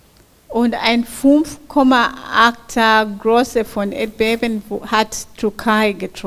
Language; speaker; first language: German; non-native, fluent; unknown